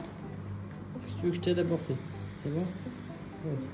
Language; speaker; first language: French; native; French